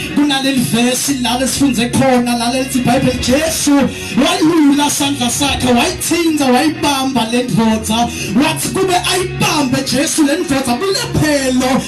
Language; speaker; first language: Zulu; non-native, local second language; Swati